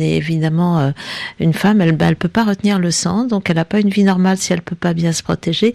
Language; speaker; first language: French; native; French